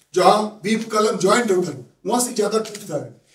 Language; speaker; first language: Hindi; non-native, local second language; Bangla